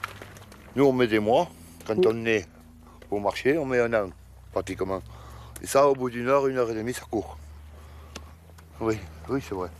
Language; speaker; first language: French; native; French